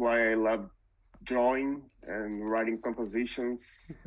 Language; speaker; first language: English; non-native, fluent; Portuguese